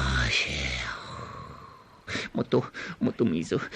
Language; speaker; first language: Japanese; non-native, learner; English